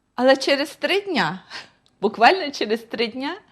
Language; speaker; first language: Ukrainian; non-native, fluent; Russian